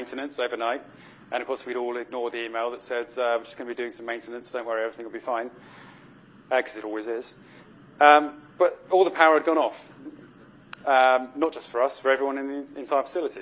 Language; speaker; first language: English; native; English